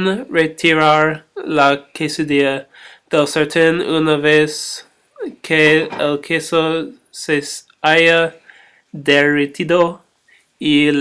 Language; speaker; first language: Spanish; non-native, learner; English